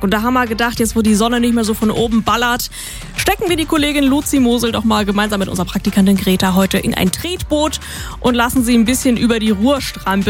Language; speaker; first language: German; native; German